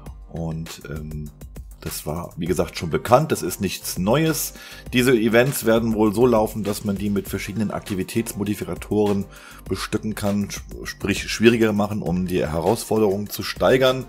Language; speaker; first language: German; native; German